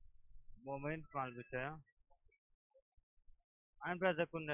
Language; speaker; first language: German; non-native, learner; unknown